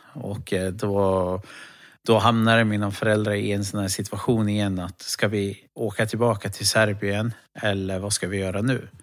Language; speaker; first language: Swedish; early bilingual, other home language; Romany